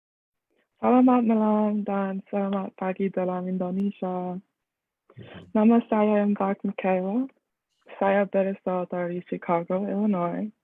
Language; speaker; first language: Indonesian; non-native, learner; English